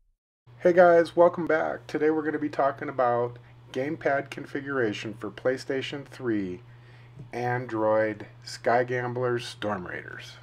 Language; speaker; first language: English; native; English